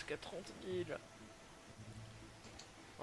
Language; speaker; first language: French; native; French